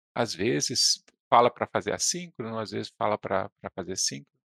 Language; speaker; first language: Portuguese; native; Portuguese